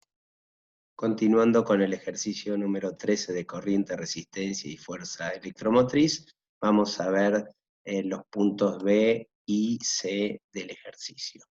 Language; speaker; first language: Spanish; native; Spanish